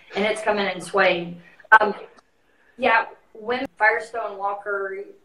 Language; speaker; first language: English; native; English